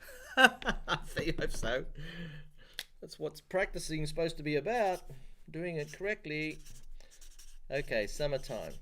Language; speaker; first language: English; native; English